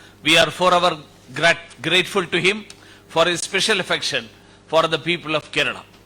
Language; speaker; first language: English; non-native, local second language; Malayalam